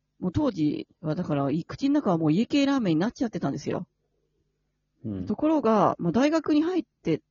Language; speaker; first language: Japanese; native; Japanese